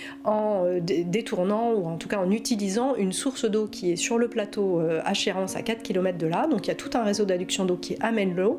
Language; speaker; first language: French; native; French